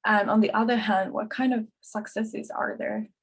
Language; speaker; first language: English; non-native, fluent; Finnish